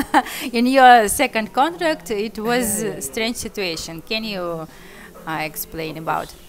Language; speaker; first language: English; non-native, learner; Russian